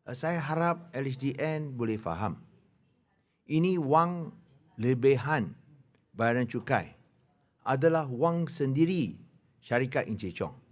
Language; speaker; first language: Malay; non-native, local second language; Chinese